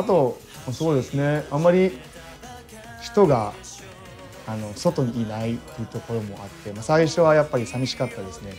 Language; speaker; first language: Japanese; early bilingual, other home language; Filipino